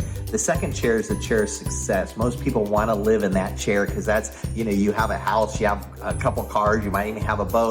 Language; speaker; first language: English; native; English